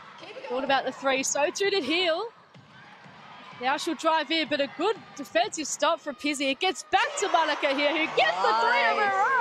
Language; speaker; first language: English; native; English